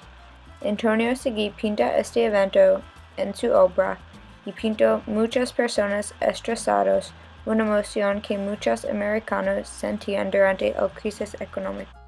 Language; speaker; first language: Spanish; non-native, learner; English